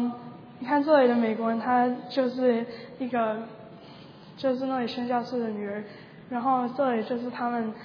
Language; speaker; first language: Chinese; early bilingual, heritage; Chinese